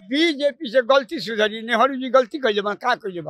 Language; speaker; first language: Hindi; native; Hindi